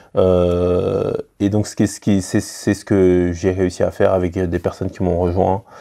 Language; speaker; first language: French; native; French